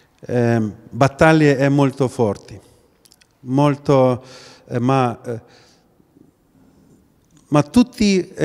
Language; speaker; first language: Italian; non-native, learner; Ukrainian